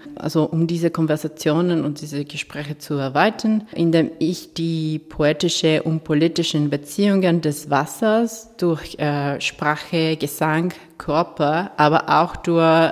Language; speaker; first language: German; non-native, fluent; Spanish